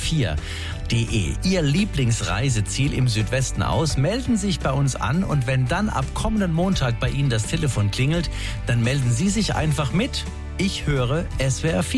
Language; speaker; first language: German; native; German